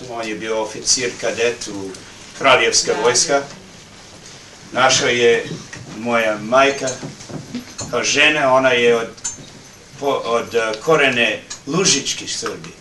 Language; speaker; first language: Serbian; early bilingual, heritage; Serbian